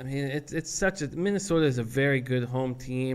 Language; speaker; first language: English; native; English